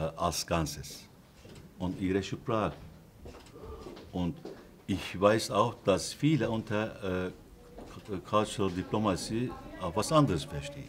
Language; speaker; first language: German; non-native, fluent; Turkish